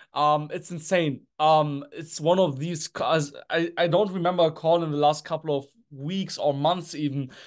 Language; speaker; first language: English; non-native, fluent; German